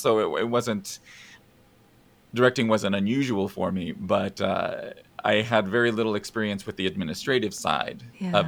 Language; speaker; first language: English; native; English